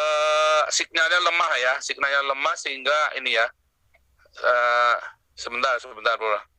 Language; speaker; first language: Indonesian; native; Indonesian